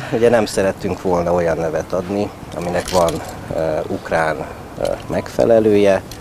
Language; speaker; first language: Hungarian; native; Hungarian